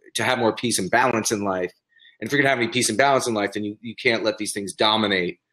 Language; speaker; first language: English; native; English